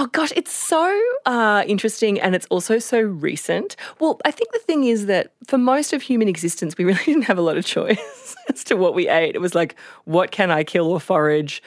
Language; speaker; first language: English; native; English